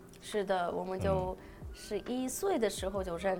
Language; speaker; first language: Chinese; non-native, fluent; Russian